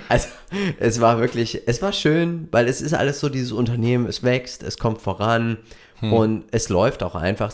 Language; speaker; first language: German; native; German